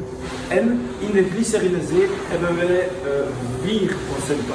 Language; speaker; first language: Dutch; non-native, local second language; French